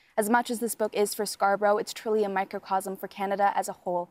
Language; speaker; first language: English; native; English